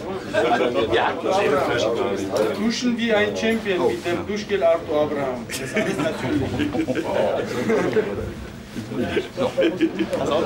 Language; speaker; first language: German; non-native, fluent; Armenian